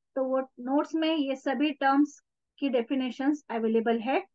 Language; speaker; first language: Hindi; non-native, local second language; Marathi